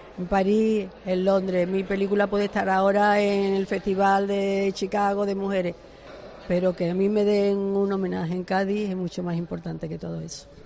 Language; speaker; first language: Spanish; native; Spanish